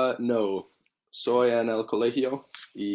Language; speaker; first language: Spanish; non-native, learner; English